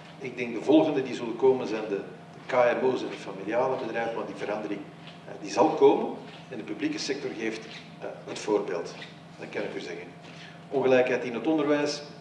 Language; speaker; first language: Dutch; native; Dutch